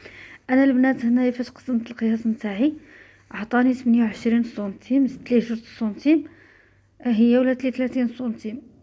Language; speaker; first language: Arabic; native; Arabic